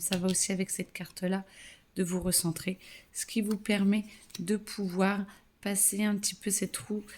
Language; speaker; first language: French; native; French